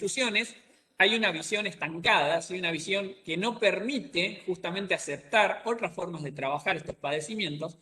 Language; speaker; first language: Spanish; native; Spanish